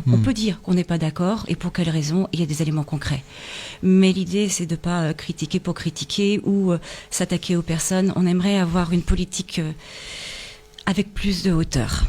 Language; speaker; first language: French; native; French